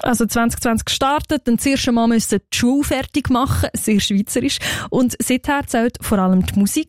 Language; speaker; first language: German; native; German